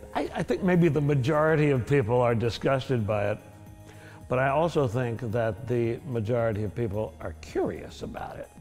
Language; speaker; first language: English; native; English